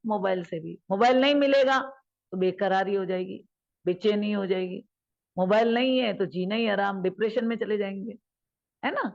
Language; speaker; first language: Hindi; native; Hindi